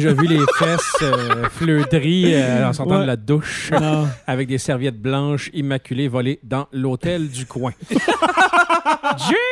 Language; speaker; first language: French; native; French